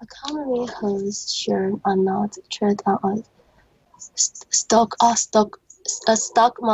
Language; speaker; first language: English; non-native, learner; Chinese